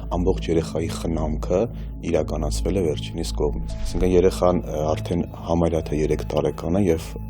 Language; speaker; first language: Armenian; native; Armenian